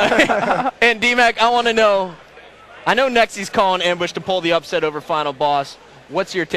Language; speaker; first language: English; native; English